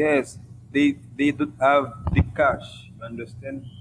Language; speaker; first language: English; non-native, local second language; Haitian Creole